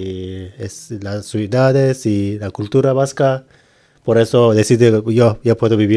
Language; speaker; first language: Spanish; non-native, learner; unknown